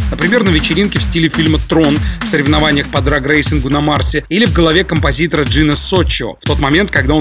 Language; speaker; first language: Russian; native; Russian